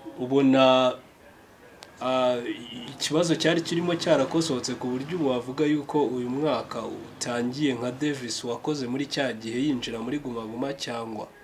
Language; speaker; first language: Kinyarwanda; native; Kinyarwanda